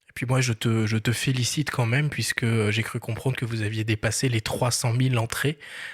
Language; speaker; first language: French; native; French